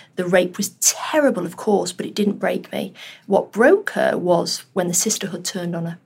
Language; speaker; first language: English; early bilingual, other home language; Urdu